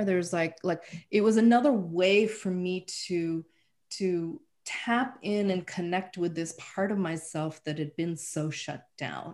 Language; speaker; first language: English; native; English